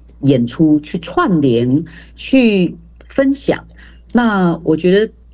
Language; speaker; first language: Chinese; native; Chinese